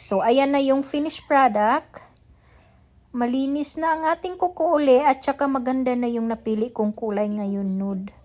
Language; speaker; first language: Filipino; non-native, local second language; Cebuano